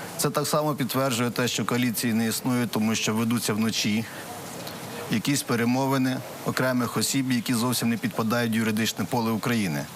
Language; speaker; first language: Ukrainian; native; Ukrainian